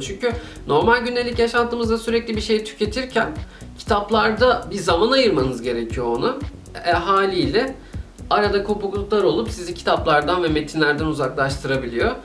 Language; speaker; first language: Turkish; native; Turkish